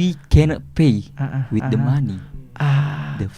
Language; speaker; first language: English; non-native, learner; Indonesian